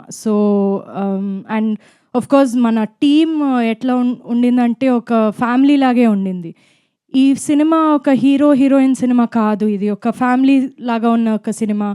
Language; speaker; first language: Telugu; non-native, fluent; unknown